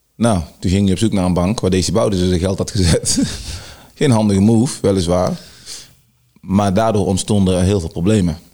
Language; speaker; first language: Dutch; early bilingual, other home language; Sranan Tongo